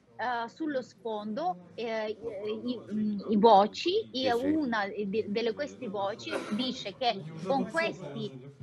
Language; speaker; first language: Italian; non-native, fluent; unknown